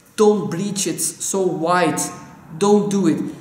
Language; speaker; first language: English; non-native, fluent; Dutch